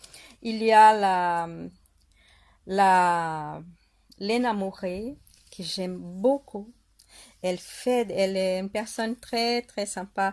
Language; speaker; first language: French; non-native, fluent; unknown